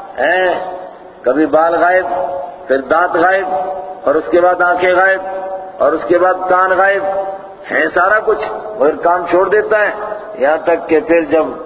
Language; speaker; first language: Urdu; non-native, local second language; Punjabi